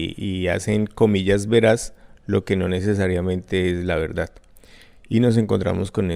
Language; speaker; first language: Spanish; native; Spanish